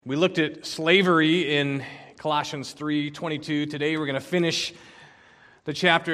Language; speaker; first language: English; native; English